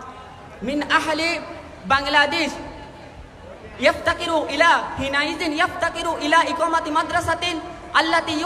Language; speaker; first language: Arabic; non-native, learner; Bangla